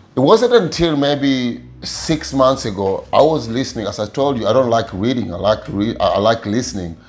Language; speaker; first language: English; non-native, local second language; Luyia